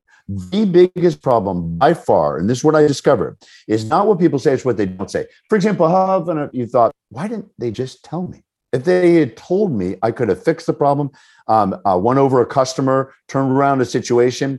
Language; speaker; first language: English; native; English